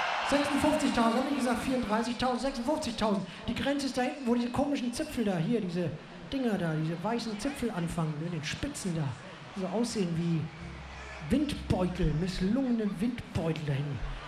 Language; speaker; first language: German; native; German